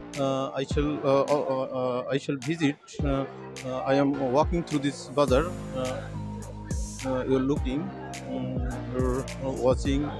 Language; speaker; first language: English; non-native, learner; Bangla